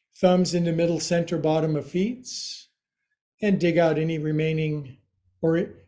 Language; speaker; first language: English; native; English